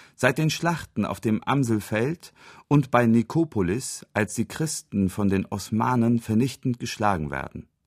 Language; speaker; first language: German; early bilingual, other home language; Turkish